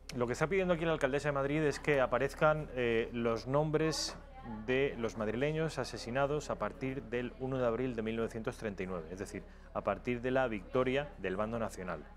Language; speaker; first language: Spanish; native; Spanish